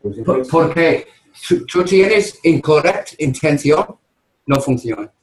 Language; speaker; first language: Spanish; non-native, learner; English